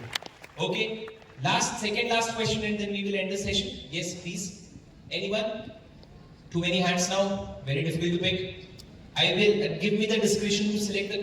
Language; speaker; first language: English; non-native, local second language; Hindi